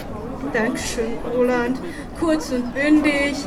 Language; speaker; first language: German; early bilingual, other home language; Turkish